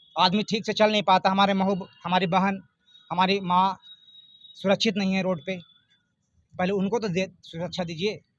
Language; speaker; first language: Hindi; native; Hindi